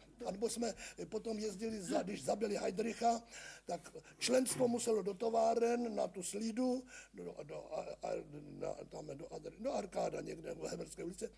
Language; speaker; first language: Czech; native; Czech